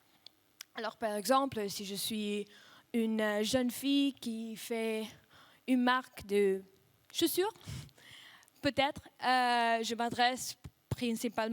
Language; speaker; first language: French; non-native, fluent; Russian